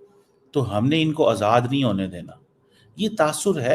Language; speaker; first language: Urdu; non-native, local second language; Punjabi